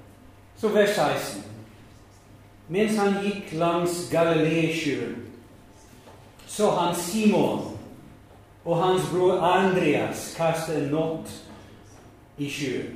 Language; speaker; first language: Norwegian; non-native, fluent; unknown